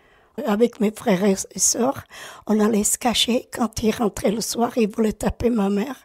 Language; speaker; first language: French; early bilingual, other home language; Portuguese